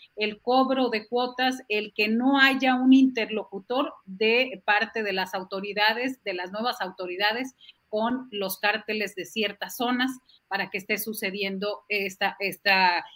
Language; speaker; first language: Spanish; native; Spanish